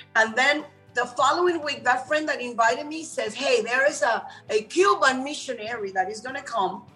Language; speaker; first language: English; non-native, fluent; Spanish